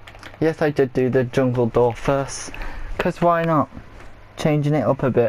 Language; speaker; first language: English; native; English